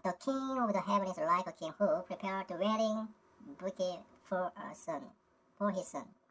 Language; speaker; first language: English; non-native, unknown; Korean